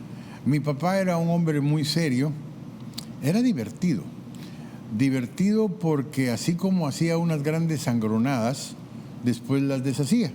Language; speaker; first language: Spanish; native; Spanish